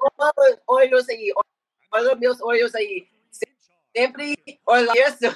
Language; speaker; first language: Portuguese; non-native, learner; English